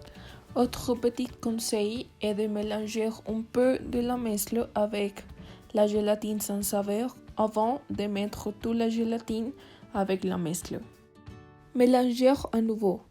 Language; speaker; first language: French; non-native, learner; Spanish